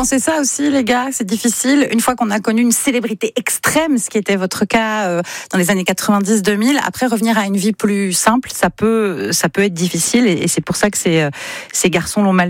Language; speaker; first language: French; native; French